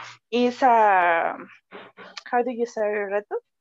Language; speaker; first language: English; non-native, learner; Spanish